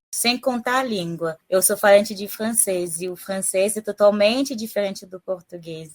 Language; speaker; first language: Portuguese; non-native, fluent; French